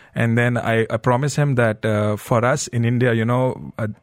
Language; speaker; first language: English; non-native, local second language; Hindi